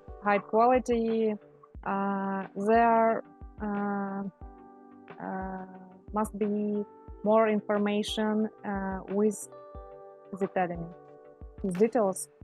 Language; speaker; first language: English; non-native, learner; Russian